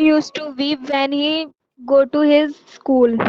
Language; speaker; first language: English; non-native, learner; Hindi